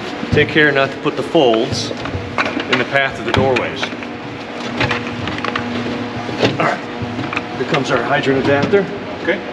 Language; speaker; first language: English; native; English